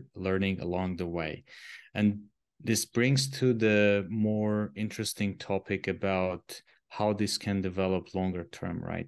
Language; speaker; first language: English; non-native, fluent; Armenian